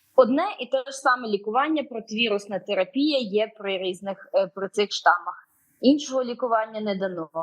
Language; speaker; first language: Ukrainian; native; Ukrainian